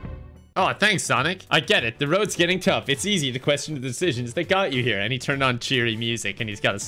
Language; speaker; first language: English; native; English